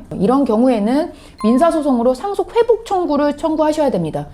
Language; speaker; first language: Korean; native; Korean